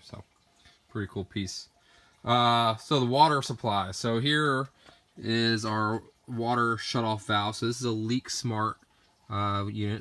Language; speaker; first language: English; native; English